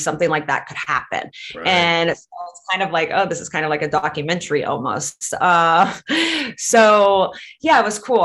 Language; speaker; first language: English; non-native, fluent; Latvian